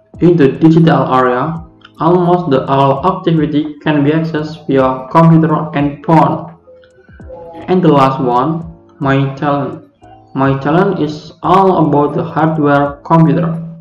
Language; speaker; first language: English; non-native, learner; Indonesian